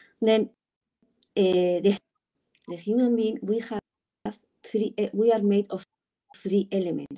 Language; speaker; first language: English; non-native, learner; Spanish